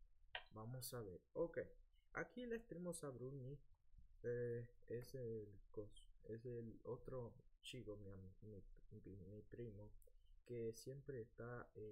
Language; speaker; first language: Spanish; early bilingual, heritage; Spanish